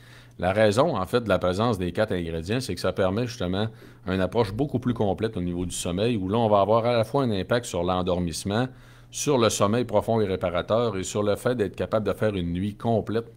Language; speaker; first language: French; native; French